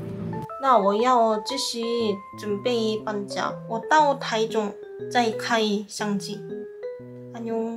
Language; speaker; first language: Chinese; non-native, fluent; Korean